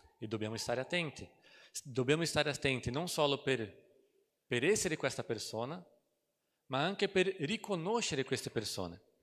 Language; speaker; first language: Italian; non-native, fluent; Portuguese